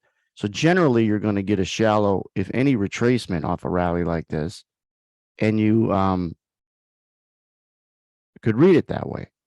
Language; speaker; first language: English; native; English